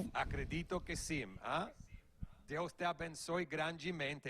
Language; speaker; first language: Portuguese; non-native, learner; Spanish